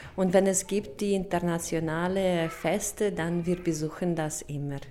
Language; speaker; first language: German; non-native, learner; Russian